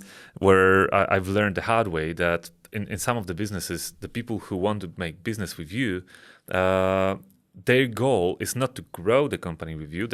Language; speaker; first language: English; non-native, fluent; Polish